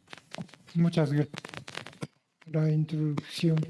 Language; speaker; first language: Spanish; non-native, fluent; Japanese